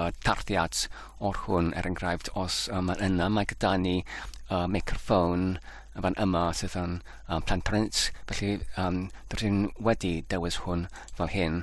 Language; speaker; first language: Welsh; non-native, learner; Polish